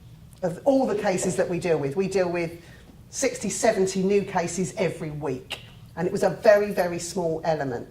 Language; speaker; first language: English; native; English